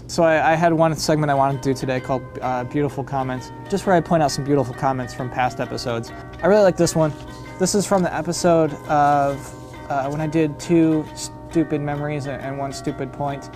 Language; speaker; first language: English; native; English